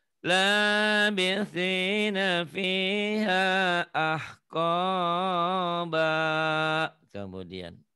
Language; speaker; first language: Indonesian; non-native, local second language; Sundanese